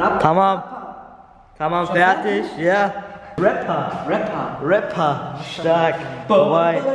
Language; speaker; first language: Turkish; early bilingual, heritage; Turkish